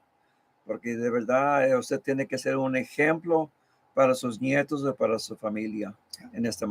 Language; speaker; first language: Spanish; early bilingual, heritage; Spanish